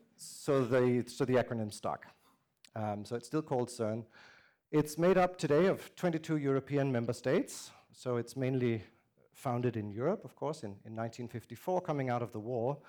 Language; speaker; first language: English; non-native, fluent; Danish